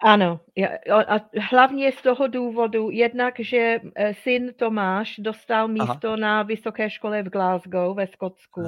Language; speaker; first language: Czech; non-native, fluent; English